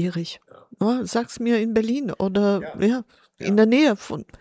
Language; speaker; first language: German; non-native, fluent; Portuguese